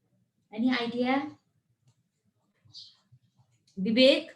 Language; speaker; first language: English; non-native, local second language; Nepali